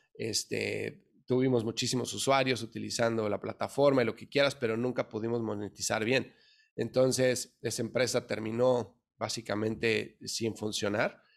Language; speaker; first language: Spanish; native; Spanish